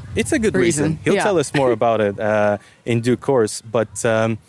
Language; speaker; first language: English; non-native, fluent; Bulgarian